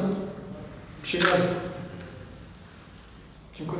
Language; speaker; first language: Polish; non-native, learner; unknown